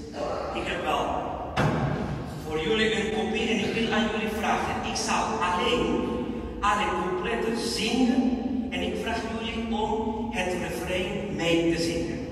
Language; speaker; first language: Dutch; non-native, fluent; Spanish